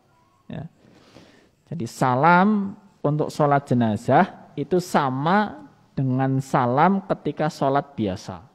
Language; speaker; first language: Indonesian; non-native, local second language; Javanese